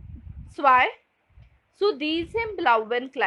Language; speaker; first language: German; non-native, fluent; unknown